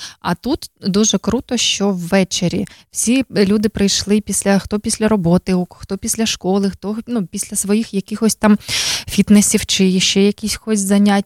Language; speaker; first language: Ukrainian; native; Ukrainian